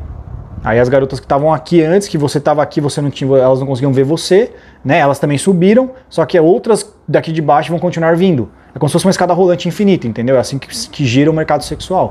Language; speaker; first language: Portuguese; native; Portuguese